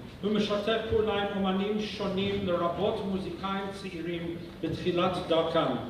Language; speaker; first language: Hebrew; native; Hebrew